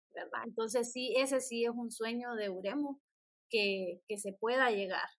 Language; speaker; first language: Spanish; native; Spanish